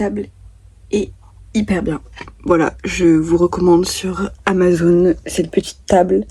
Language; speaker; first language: French; native; French